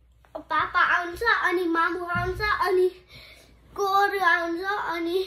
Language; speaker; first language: Nepali; early bilingual, heritage; Nepali